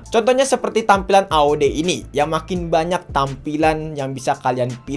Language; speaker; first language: Indonesian; native; Indonesian